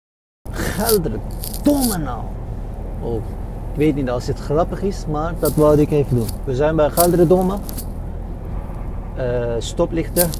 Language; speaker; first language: Dutch; non-native, fluent; Turkish